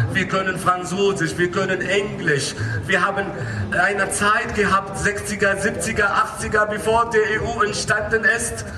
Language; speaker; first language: German; non-native, local second language; Arabic